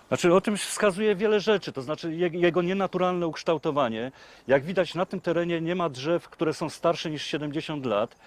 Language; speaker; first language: Polish; native; Polish